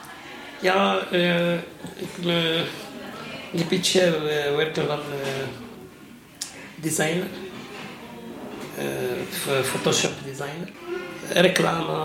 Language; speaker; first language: Dutch; non-native, learner; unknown